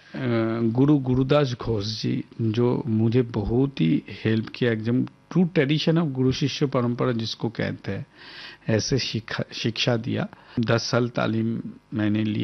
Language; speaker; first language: Hindi; non-native, local second language; Bangla